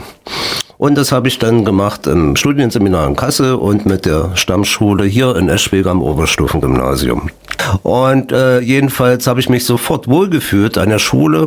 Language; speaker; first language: German; native; German